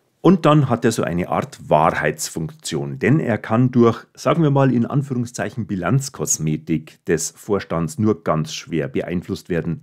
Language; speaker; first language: German; native; German